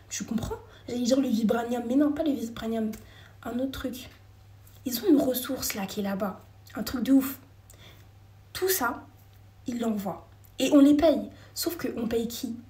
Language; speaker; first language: French; early bilingual, other home language; Wolof